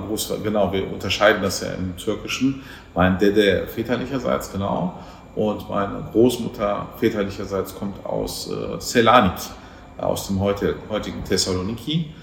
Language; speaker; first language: German; early bilingual, other home language; Turkish